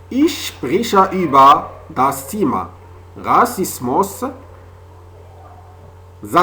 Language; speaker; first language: German; non-native, fluent; French